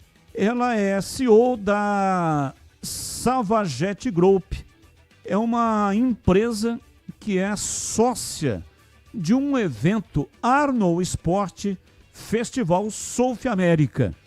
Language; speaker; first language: Portuguese; native; Portuguese